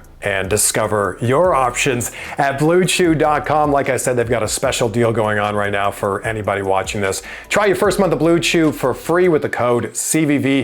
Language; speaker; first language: English; native; English